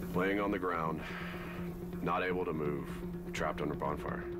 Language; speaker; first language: English; native; English